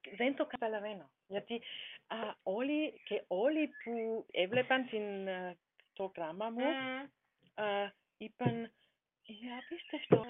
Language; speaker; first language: Greek; non-native, learner; German